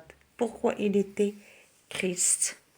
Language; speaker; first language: French; non-native, local second language; Arabic